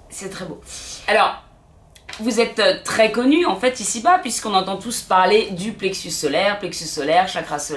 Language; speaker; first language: French; native; French